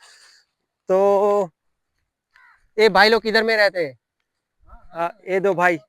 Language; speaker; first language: Hindi; non-native, fluent; Bangla